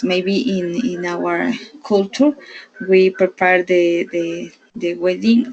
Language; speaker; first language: English; non-native, learner; Spanish